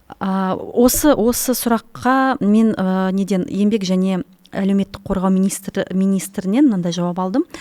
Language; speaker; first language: Kazakh; non-native, local second language; Russian